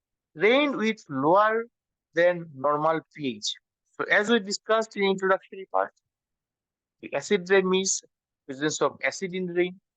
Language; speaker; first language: English; non-native, local second language; Bangla